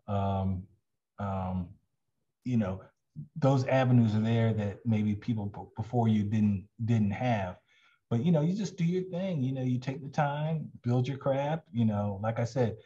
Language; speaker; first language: English; native; English